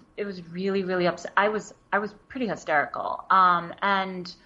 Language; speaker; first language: English; early bilingual, other home language; Wu Chinese